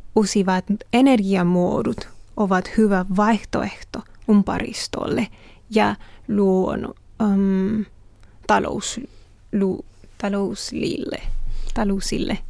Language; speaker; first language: Finnish; non-native, fluent; Spanish